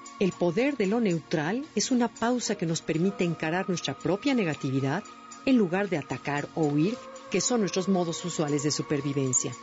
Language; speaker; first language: Spanish; native; Spanish